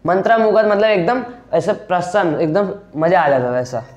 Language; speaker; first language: Hindi; non-native, local second language; Gujarati